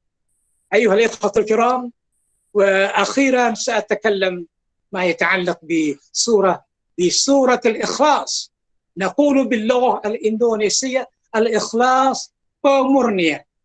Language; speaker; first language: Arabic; non-native, fluent; Indonesian